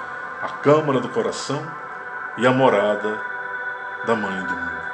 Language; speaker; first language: Portuguese; native; Portuguese